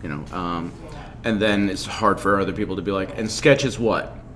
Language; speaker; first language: English; native; English